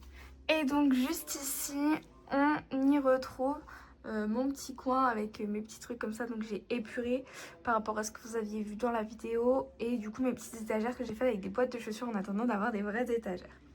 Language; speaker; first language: French; native; French